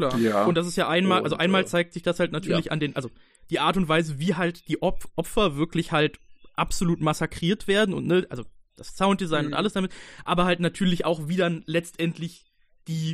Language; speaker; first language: German; native; German